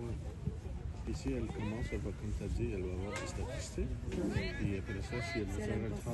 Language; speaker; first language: French; non-native, fluent; English